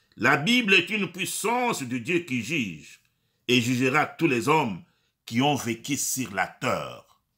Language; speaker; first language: French; non-native, local second language; Lingala